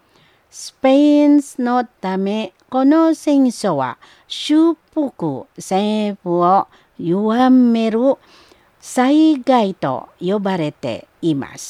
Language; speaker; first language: Japanese; non-native, fluent; Indonesian